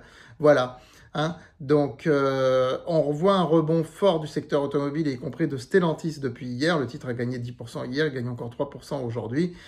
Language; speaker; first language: French; native; French